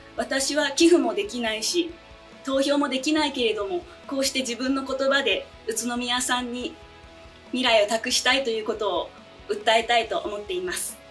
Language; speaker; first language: Japanese; early bilingual, other home language; Chinese